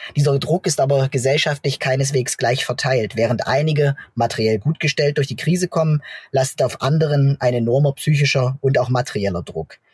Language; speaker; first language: German; native; German